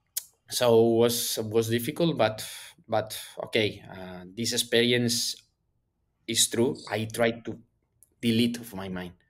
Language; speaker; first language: English; non-native, learner; Spanish